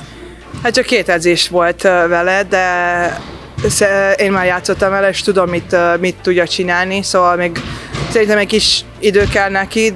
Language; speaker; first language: Hungarian; non-native, fluent; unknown